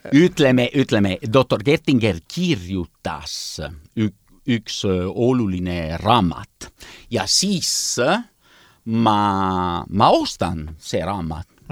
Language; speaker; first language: Estonian; non-native, learner; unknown